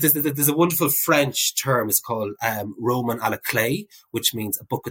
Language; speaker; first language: English; native; English